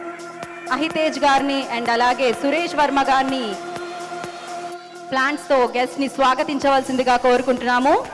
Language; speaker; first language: Telugu; native; Telugu